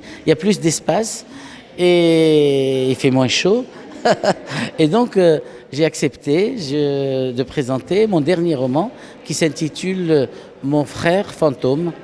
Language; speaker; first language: French; non-native, local second language; Arabic